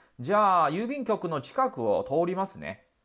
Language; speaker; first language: Japanese; non-native, fluent; Chinese